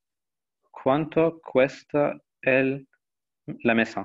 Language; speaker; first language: Spanish; non-native, learner; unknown